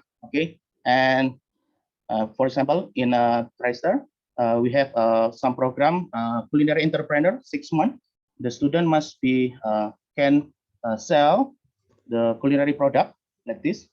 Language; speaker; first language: English; non-native, learner; Indonesian